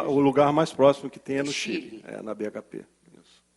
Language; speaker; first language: Portuguese; native; Portuguese